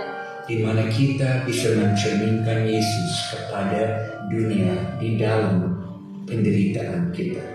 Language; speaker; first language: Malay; non-native, fluent; English